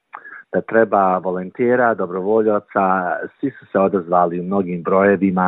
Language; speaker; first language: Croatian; early bilingual, heritage; Croatian